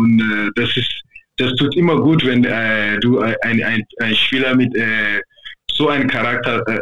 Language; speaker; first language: German; non-native, fluent; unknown